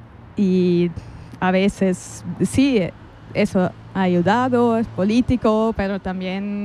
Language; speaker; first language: Spanish; non-native, fluent; German